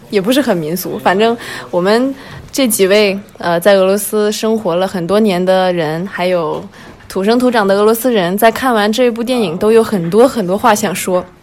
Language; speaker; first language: Chinese; native; Chinese